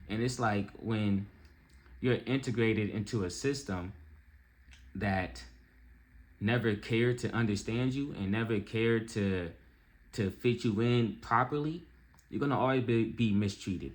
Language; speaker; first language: English; native; English